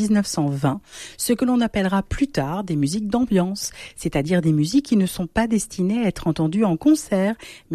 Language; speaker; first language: French; native; French